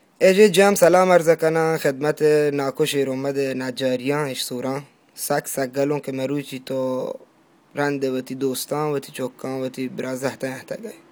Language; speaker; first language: Persian; non-native, local second language; Baluchi